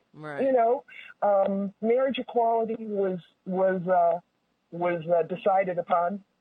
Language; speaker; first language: English; native; English